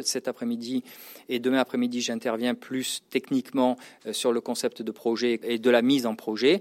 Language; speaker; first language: French; native; French